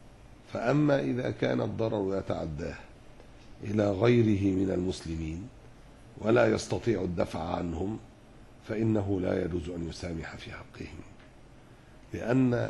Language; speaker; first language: Arabic; native; Arabic